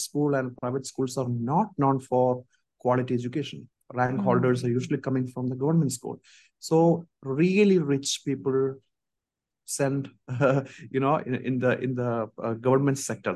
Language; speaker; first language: English; non-native, local second language; Malayalam